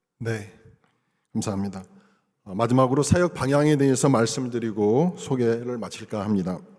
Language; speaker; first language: Korean; native; Korean